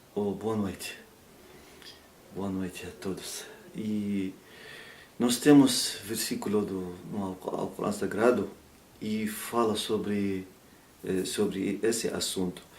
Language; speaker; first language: Portuguese; non-native, learner; Arabic